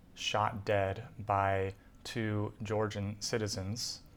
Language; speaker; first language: English; native; English